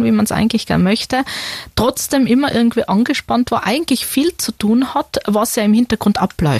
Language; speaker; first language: German; native; German